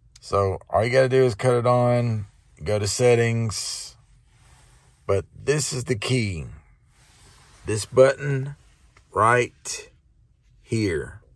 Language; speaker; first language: English; native; English